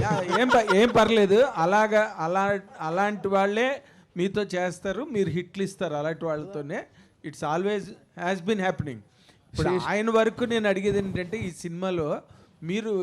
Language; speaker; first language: Telugu; native; Telugu